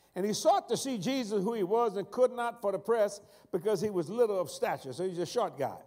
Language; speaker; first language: English; native; English